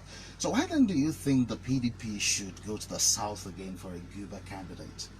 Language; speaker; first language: English; non-native, local second language; Yoruba